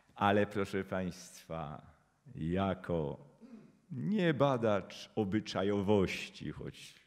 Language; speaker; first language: Polish; native; Polish